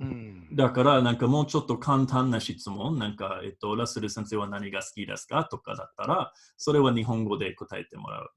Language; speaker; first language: Japanese; non-native, fluent; English